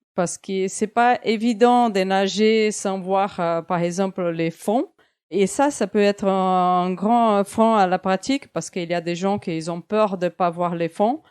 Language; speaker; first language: French; non-native, fluent; Portuguese